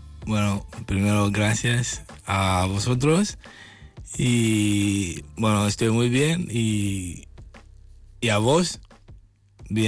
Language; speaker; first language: Spanish; non-native, learner; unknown